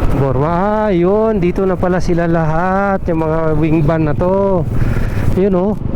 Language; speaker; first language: Filipino; non-native, local second language; Aklanon